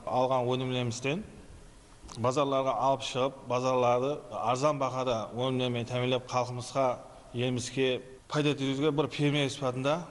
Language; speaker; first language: Uzbek; non-native, local second language; Kara-Kalpak